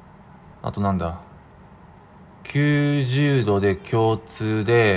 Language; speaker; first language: Japanese; native; Japanese